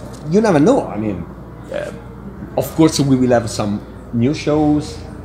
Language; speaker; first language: English; non-native, fluent; Italian